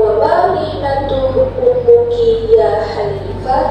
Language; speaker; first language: Arabic; non-native, learner; Indonesian